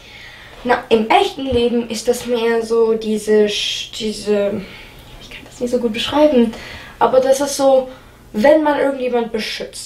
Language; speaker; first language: German; non-native, fluent; English